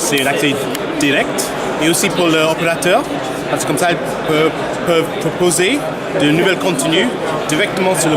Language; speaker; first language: French; non-native, learner; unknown